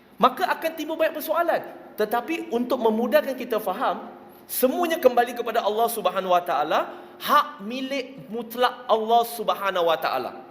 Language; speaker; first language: Malay; non-native, local second language; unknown